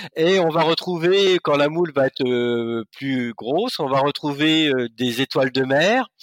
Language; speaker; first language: French; native; French